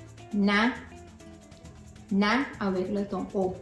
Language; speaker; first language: French; non-native, learner; Thai